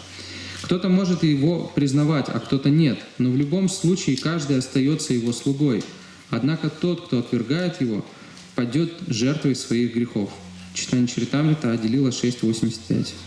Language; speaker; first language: Russian; native; Russian